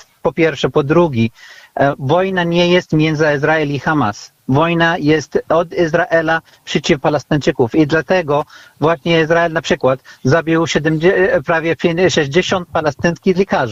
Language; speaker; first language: Polish; non-native, fluent; Arabic